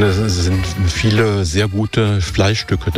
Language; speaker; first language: German; native; German